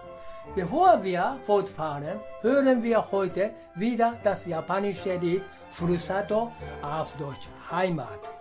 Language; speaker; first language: German; non-native, fluent; Japanese